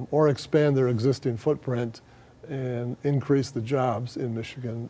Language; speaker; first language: English; native; English